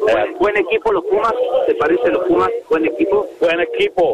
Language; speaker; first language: Spanish; native; Spanish